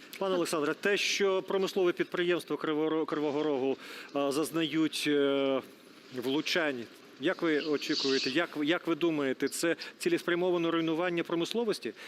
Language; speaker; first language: Ukrainian; native; Ukrainian